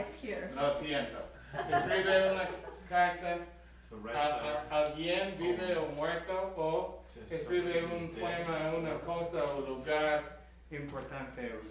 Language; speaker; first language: Spanish; non-native, learner; English